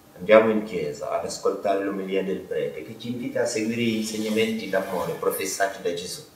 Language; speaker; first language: Italian; non-native, fluent; Wolof